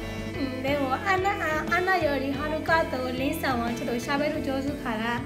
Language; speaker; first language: Japanese; non-native, learner; Burmese